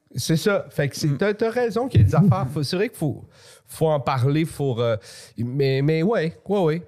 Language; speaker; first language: French; native; French